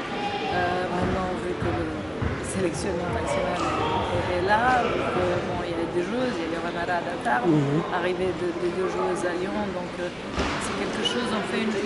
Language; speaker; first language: French; non-native, fluent; Serbian